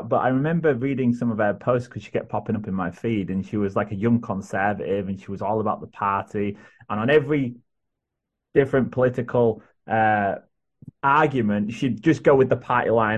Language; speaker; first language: English; native; English